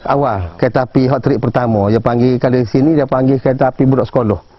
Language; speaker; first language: Malay; native; Malay